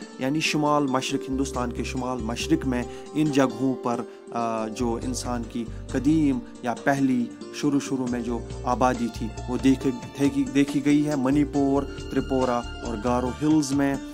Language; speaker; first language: Urdu; non-native, local second language; Kashmiri